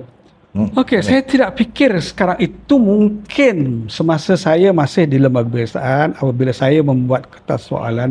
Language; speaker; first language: Malay; native; Malay